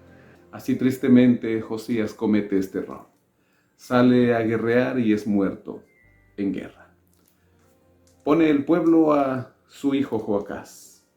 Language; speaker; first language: Spanish; native; Spanish